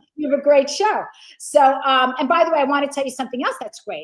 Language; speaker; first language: English; native; English